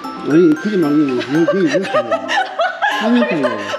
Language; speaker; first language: Korean; native; Korean